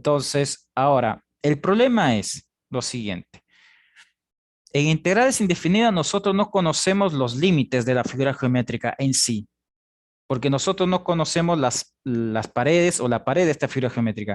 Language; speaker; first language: Spanish; native; Spanish